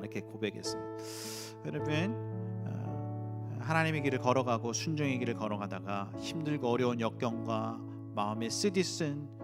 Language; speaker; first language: Korean; native; Korean